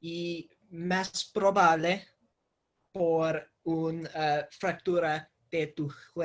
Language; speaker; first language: Spanish; non-native, learner; English